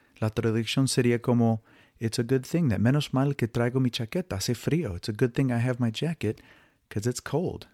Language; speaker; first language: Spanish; non-native, fluent; English